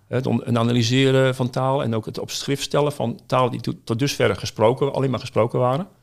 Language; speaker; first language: Dutch; native; Dutch